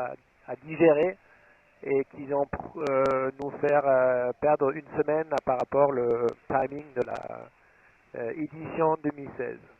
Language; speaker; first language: French; non-native, fluent; German